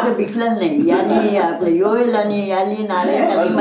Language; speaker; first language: Hebrew; non-native, learner; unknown